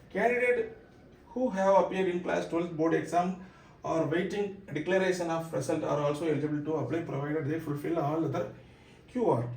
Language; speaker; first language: English; non-native, local second language; Tamil